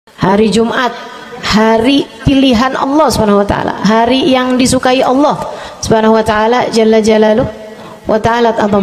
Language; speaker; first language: Indonesian; native; Indonesian